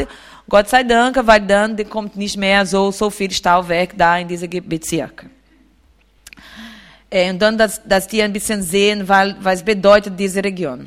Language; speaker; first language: German; non-native, fluent; Portuguese